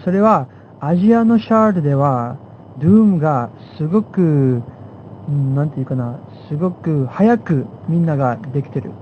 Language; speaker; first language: Japanese; non-native, fluent; English